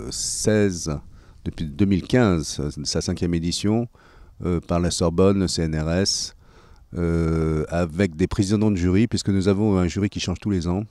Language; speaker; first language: French; native; French